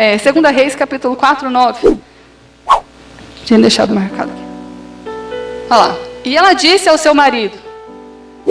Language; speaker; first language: Portuguese; native; Portuguese